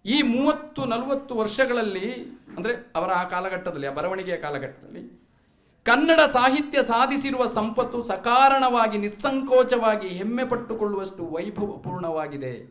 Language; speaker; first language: Kannada; non-native, local second language; Malayalam